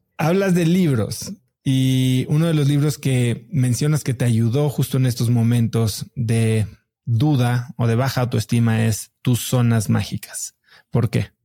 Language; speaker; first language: Spanish; native; Spanish